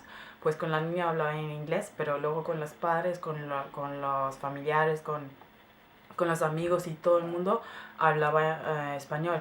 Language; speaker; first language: Spanish; non-native, fluent; German